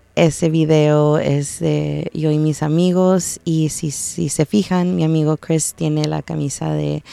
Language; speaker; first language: Spanish; early bilingual, heritage; Spanish